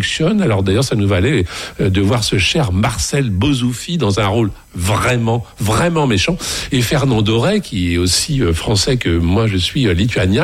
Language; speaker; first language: French; native; French